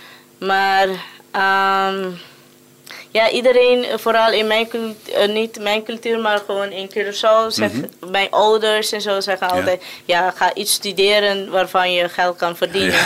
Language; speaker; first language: Dutch; non-native, local second language; Papiamento